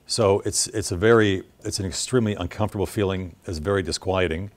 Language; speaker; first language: English; native; English